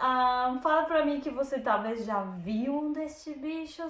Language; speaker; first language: Portuguese; non-native, learner; German